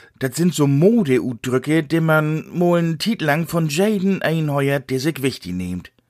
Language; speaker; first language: German; native; German